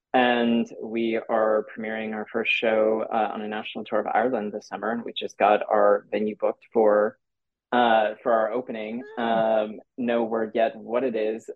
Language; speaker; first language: English; native; English